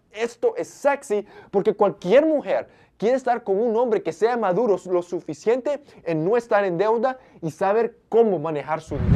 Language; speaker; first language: Spanish; early bilingual, heritage; Spanish